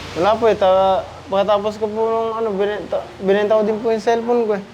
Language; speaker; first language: Filipino; native; Filipino